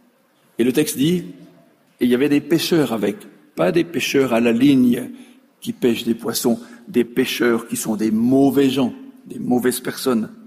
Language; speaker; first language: French; native; French